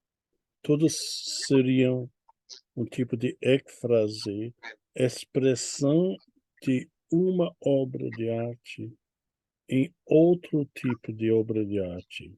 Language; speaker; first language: Portuguese; non-native, fluent; English